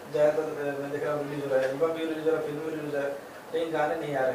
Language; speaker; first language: Hindi; native; Hindi